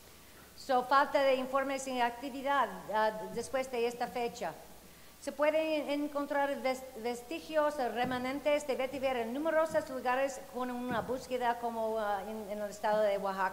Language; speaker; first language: Spanish; non-native, fluent; English